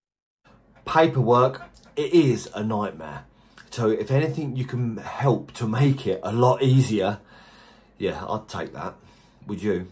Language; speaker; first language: English; native; English